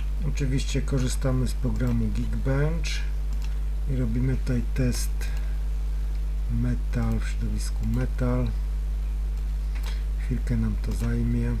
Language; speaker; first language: Polish; native; Polish